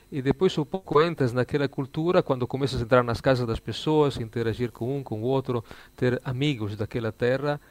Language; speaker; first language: Portuguese; non-native, fluent; Italian